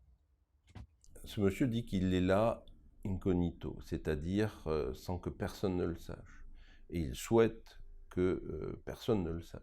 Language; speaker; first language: French; native; French